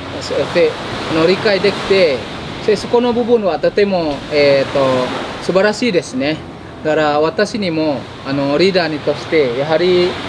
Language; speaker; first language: Japanese; non-native, fluent; Indonesian